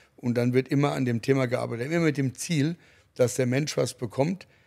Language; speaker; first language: German; early bilingual, other home language; English